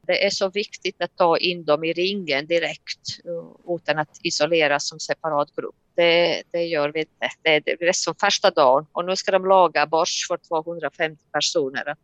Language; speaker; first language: Swedish; non-native, fluent; Latvian